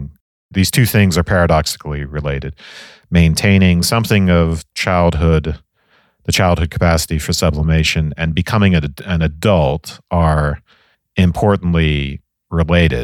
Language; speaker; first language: English; native; English